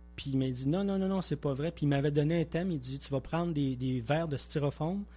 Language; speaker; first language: French; native; French